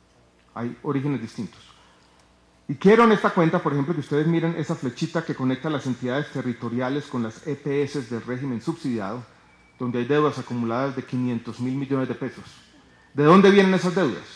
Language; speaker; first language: Spanish; native; Spanish